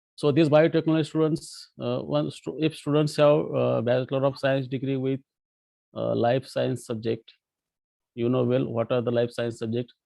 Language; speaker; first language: English; non-native, local second language; Marathi